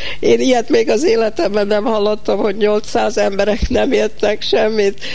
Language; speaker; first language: Hungarian; early bilingual, heritage; Hungarian